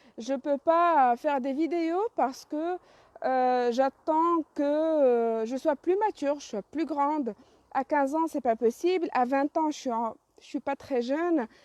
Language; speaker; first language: French; non-native, local second language; Arabic